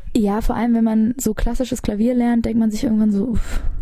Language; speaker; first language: German; native; German